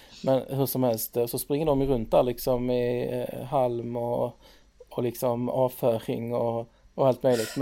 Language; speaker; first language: Swedish; native; Swedish